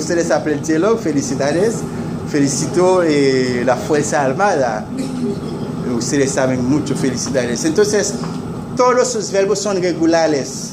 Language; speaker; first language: Spanish; non-native, fluent; Haitian Creole